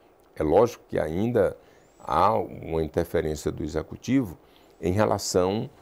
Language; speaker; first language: Portuguese; native; Portuguese